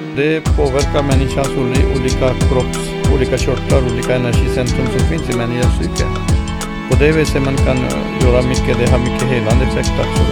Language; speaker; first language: Swedish; non-native, fluent; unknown